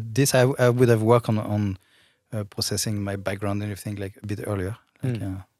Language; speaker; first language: English; non-native, fluent; French